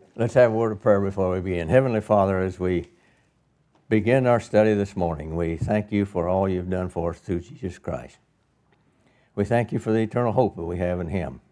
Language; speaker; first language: English; native; English